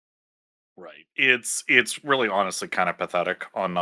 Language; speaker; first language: English; native; English